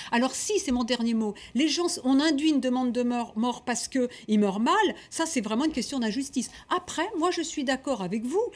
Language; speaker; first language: French; native; French